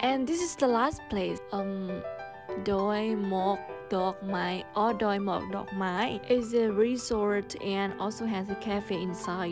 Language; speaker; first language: English; non-native, fluent; Thai